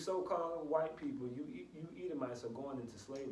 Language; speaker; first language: English; native; English